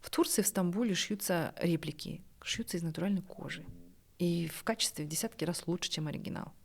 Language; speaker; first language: Russian; non-native, local second language; Kazakh